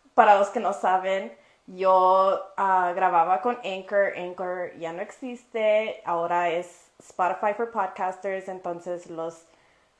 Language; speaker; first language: Spanish; early bilingual, heritage; Spanish